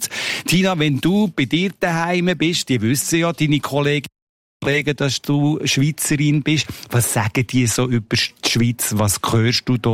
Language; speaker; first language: German; native; German